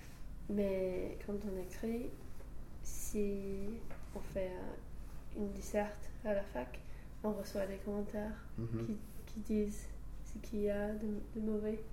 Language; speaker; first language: French; non-native, fluent; English